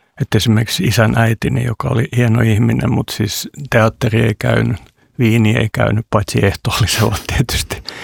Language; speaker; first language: Finnish; non-native, local second language; Swedish